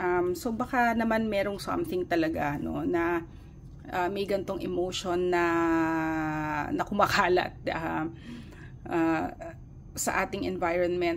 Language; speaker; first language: Filipino; native; Filipino